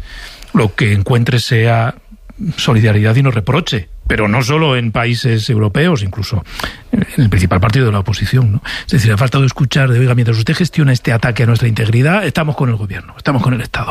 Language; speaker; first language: Spanish; native; Spanish